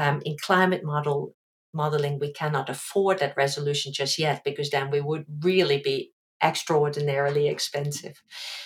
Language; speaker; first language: English; non-native, fluent; Dutch